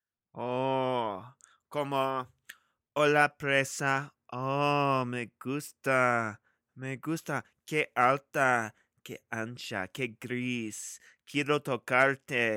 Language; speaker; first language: Spanish; non-native, learner; English